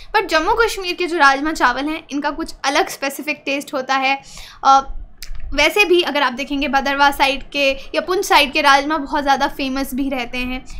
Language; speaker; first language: Hindi; native; Hindi